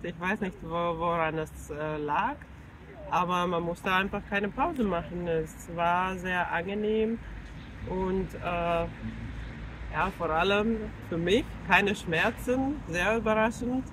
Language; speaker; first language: German; non-native, fluent; Finnish